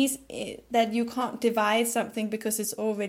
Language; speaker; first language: English; non-native, fluent; Danish